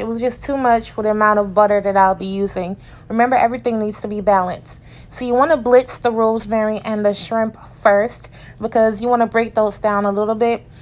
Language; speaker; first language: English; native; English